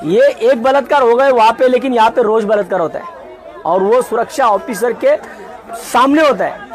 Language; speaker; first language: Hindi; non-native, local second language; Marathi